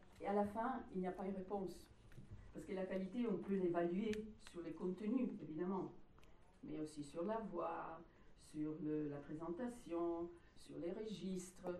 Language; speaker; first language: French; non-native, fluent; Italian